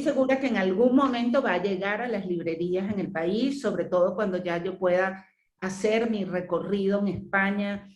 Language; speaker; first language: Spanish; native; Spanish